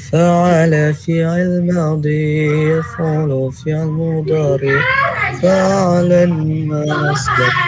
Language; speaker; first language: Arabic; non-native, learner; Indonesian